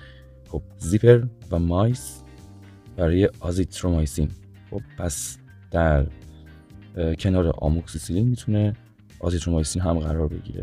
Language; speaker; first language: Persian; native; Persian